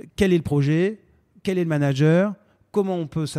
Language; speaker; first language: French; native; French